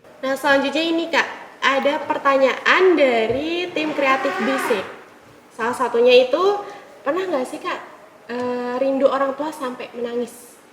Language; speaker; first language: Indonesian; native; Indonesian